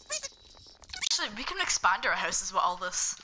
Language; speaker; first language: English; native; English